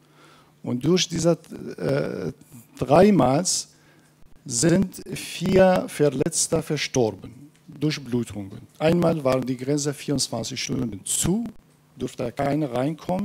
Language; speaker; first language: German; non-native, fluent; Kurdish